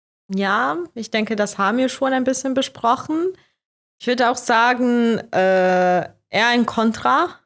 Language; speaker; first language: German; non-native, fluent; Croatian